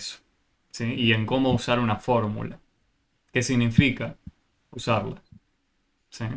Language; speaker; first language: Spanish; native; Spanish